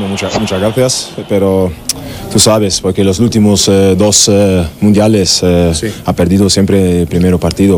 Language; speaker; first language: Spanish; non-native, learner; German